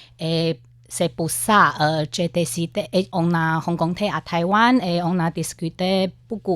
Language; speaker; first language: French; non-native, learner; Chinese